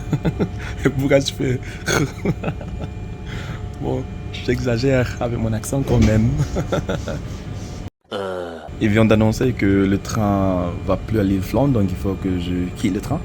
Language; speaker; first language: French; non-native, fluent; English